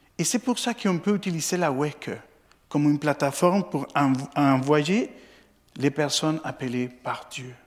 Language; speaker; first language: French; non-native, fluent; Spanish